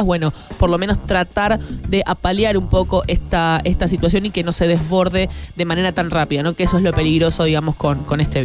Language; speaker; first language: Spanish; native; Spanish